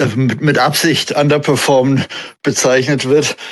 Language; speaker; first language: German; native; German